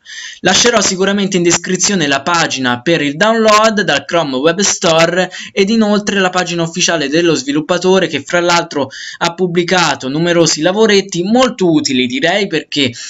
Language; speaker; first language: Italian; native; Italian